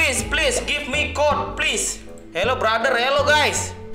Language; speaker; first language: English; non-native, learner; Indonesian